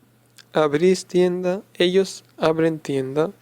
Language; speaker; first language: Spanish; non-native, fluent; Urdu